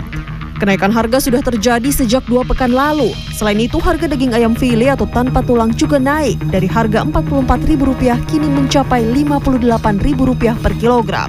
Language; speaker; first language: Indonesian; native; Indonesian